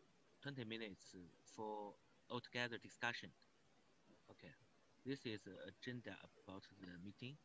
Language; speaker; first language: English; non-native, learner; Chinese